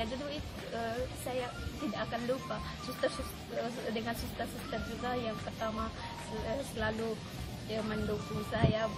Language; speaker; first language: Indonesian; non-native, learner; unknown